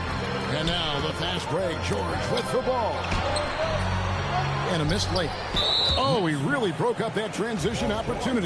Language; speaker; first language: English; native; English